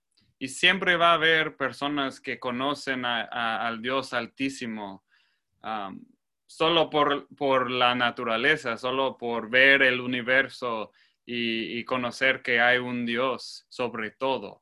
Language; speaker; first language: Spanish; non-native, fluent; English